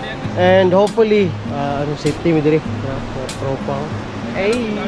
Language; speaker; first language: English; non-native, local second language; Cebuano